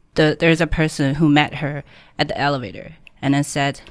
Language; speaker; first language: English; non-native, fluent; Chinese